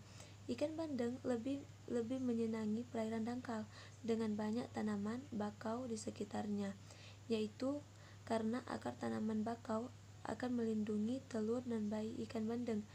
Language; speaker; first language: Indonesian; non-native, local second language; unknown